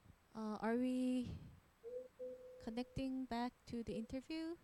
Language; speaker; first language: English; non-native, fluent; Korean